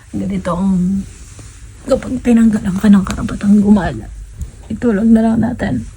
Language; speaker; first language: Filipino; native; Filipino